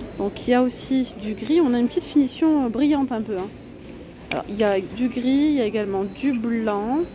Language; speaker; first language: French; native; French